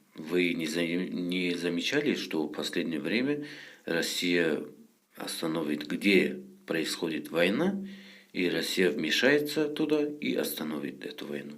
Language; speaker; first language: Russian; non-native, fluent; Tajik